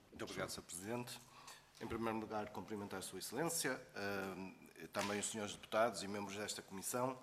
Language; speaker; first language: Portuguese; native; Portuguese